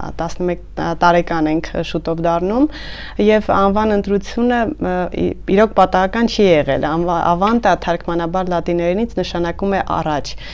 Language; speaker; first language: Armenian; native; Armenian